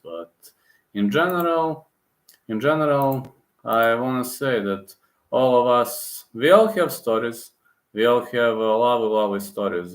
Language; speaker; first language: English; non-native, fluent; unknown